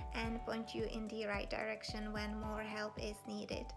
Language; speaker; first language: English; non-native, fluent; Czech